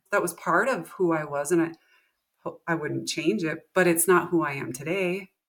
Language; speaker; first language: English; native; English